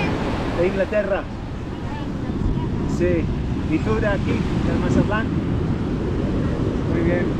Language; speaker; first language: Spanish; non-native, learner; English